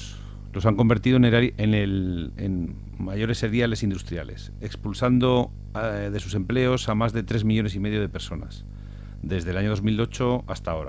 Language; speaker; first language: Spanish; native; Spanish